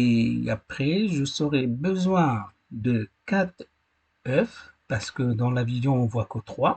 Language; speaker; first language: French; non-native, learner; Arabic